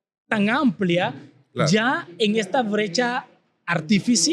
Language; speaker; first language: Spanish; native; Spanish